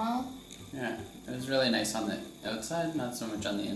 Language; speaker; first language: English; native; English